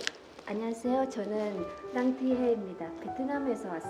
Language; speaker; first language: Korean; non-native, learner; Vietnamese